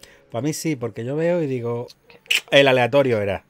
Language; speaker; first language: Spanish; native; Spanish